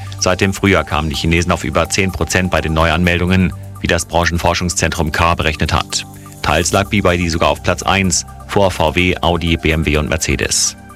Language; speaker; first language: German; native; German